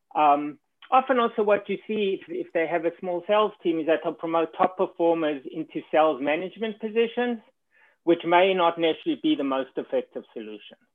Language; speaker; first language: English; native; English